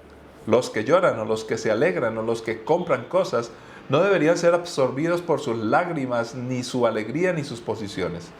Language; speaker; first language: Spanish; native; Spanish